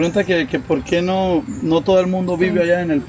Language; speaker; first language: Spanish; native; Spanish